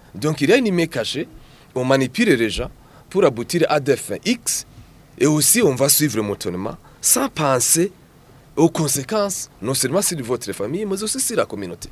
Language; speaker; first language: French; non-native, local second language; Rundi